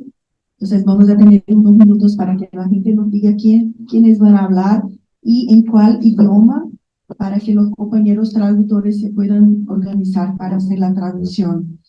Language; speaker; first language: Spanish; non-native, fluent; Portuguese